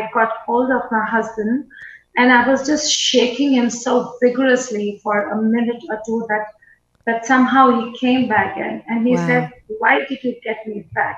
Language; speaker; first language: English; non-native, local second language; Hindi